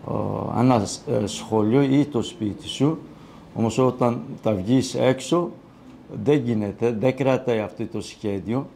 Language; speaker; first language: Greek; non-native, learner; Kurdish